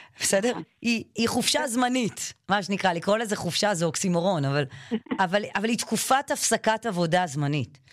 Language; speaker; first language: Hebrew; native; Hebrew